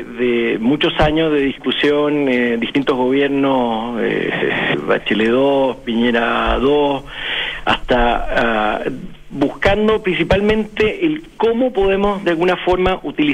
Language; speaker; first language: Spanish; native; Spanish